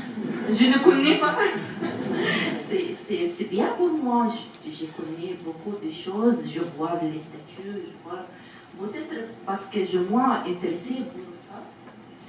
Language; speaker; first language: French; non-native, learner; Arabic